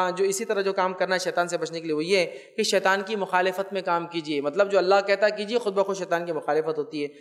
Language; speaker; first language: Urdu; native; Urdu